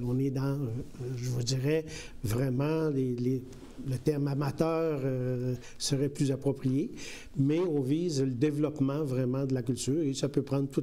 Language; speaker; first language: French; native; French